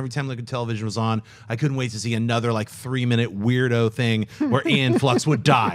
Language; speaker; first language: English; native; English